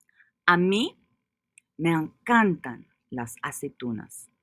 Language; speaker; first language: Spanish; non-native, fluent; English